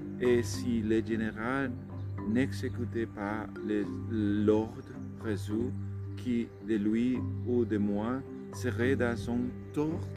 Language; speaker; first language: French; non-native, learner; Spanish